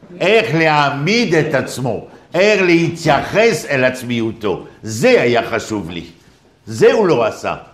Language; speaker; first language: Hebrew; non-native, fluent; French